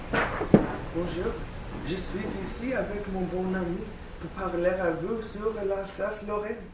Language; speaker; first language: French; non-native, learner; English